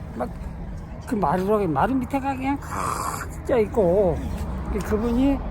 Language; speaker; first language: Korean; native; Korean